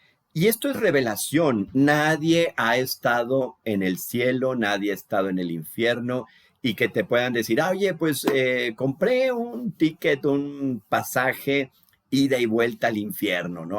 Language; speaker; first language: Spanish; native; Spanish